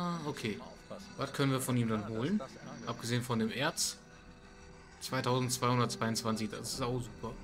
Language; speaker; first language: German; native; German